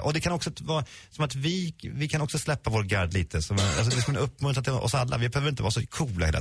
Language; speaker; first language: Swedish; native; Swedish